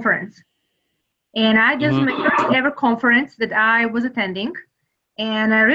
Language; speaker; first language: English; non-native, fluent; Serbian